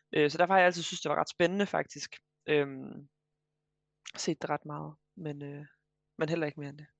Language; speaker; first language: Danish; native; Danish